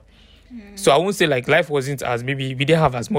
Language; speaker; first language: English; non-native, local second language; Yoruba